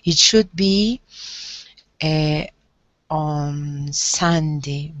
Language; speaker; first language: English; non-native, learner; Spanish